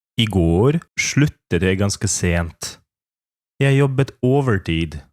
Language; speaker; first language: Norwegian; non-native, fluent; Polish